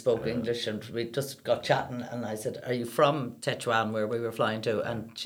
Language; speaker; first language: English; native; English